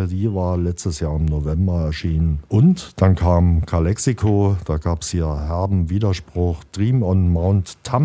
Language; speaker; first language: German; native; German